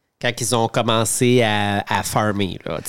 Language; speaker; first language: French; native; French